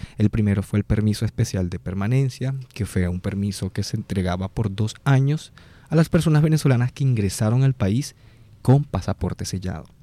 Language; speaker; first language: Spanish; native; Spanish